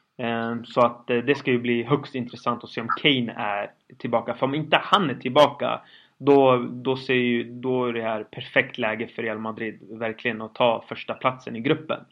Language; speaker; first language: Swedish; early bilingual, other home language; Kurdish